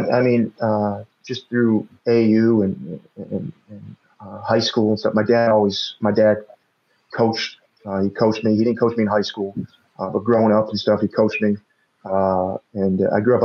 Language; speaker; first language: English; native; English